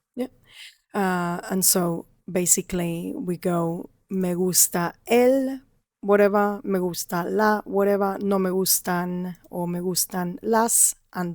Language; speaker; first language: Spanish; non-native, fluent; English